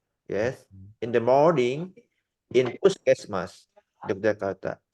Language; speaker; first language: English; non-native, learner; Indonesian